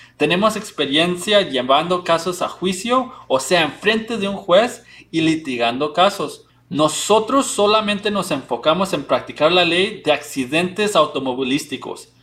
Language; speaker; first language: Spanish; early bilingual, heritage; Spanish